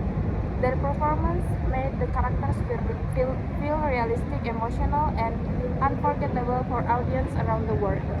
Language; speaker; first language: English; non-native, learner; Indonesian